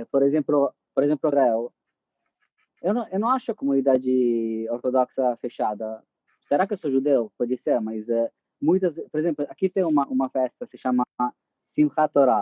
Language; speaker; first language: Portuguese; non-native, fluent; Italian